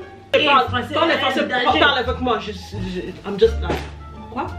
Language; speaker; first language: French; early bilingual, heritage; French